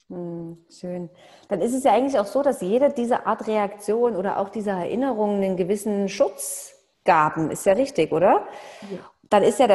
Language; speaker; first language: German; native; German